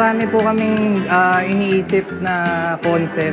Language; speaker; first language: Filipino; native; Filipino